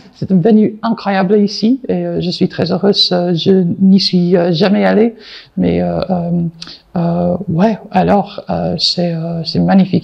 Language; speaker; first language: French; non-native, learner; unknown